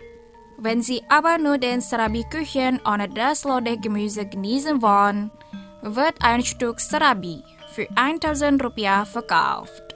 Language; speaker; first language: German; non-native, fluent; Indonesian